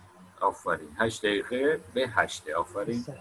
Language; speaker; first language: Persian; non-native, fluent; Urdu